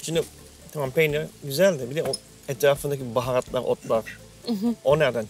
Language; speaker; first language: Turkish; native; Turkish